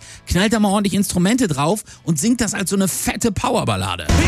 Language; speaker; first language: German; native; German